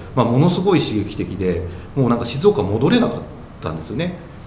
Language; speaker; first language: Japanese; native; Japanese